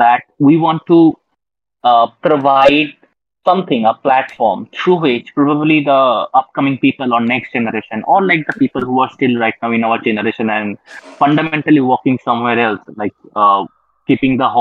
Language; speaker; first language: English; non-native, local second language; Bangla